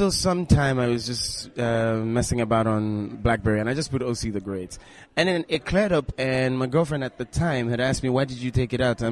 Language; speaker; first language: English; non-native, local second language; Igbo